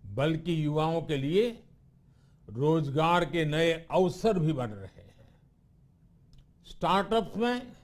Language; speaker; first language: Hindi; non-native, local second language; Gujarati